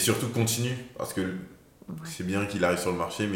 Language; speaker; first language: French; native; French